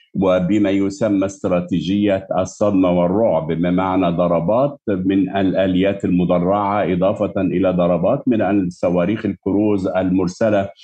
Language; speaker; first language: Arabic; native; Arabic